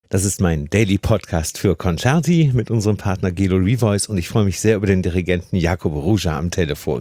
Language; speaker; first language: German; native; German